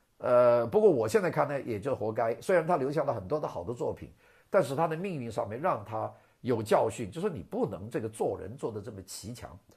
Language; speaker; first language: Chinese; non-native, local second language; Cantonese